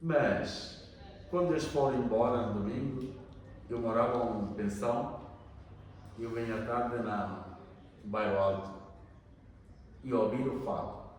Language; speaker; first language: Portuguese; non-native, learner; Bangla